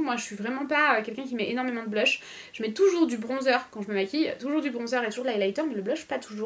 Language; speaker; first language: French; native; French